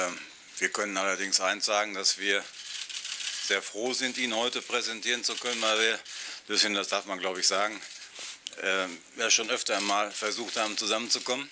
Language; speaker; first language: German; native; German